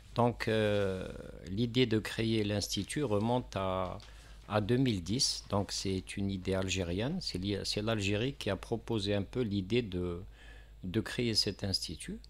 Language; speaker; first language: French; non-native, local second language; Kabyle